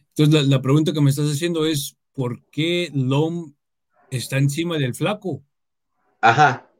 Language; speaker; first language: Spanish; early bilingual, heritage; Spanish